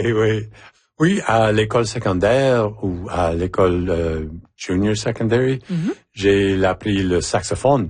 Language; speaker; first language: French; non-native, local second language; English